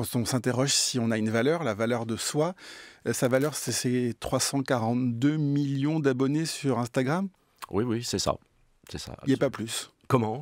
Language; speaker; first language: French; native; French